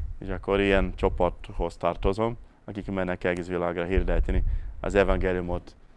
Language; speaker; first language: Hungarian; non-native, fluent; Portuguese